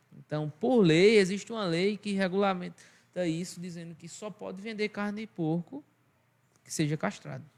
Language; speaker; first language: Portuguese; native; Portuguese